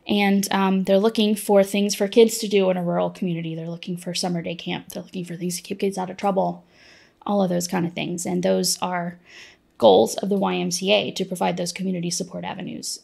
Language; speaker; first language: English; native; English